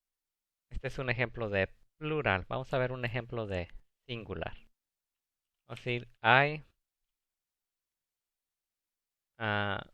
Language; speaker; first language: Spanish; early bilingual, heritage; Spanish